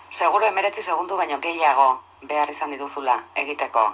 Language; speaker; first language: Basque; native; Basque